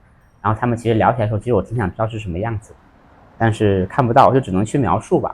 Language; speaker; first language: Chinese; native; Chinese